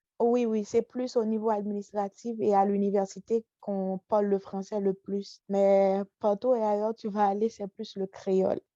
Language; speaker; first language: French; non-native, local second language; Haitian Creole